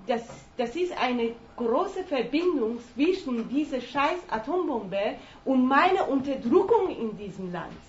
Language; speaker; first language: German; non-native, fluent; Persian